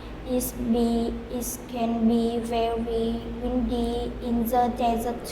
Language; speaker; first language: English; non-native, learner; Vietnamese